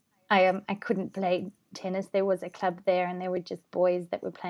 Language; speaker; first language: English; native; English